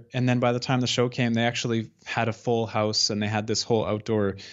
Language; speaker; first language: English; native; English